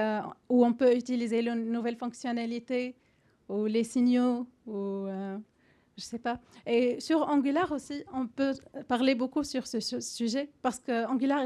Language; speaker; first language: French; non-native, fluent; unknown